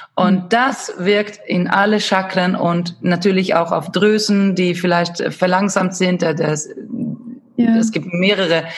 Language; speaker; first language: German; non-native, fluent; Swedish